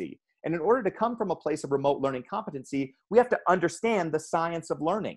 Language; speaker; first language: English; native; English